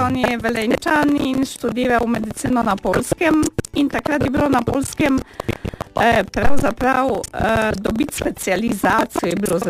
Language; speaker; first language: Slovenian; non-native, fluent; Polish